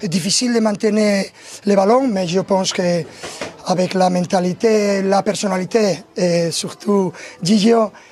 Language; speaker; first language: French; non-native, learner; Spanish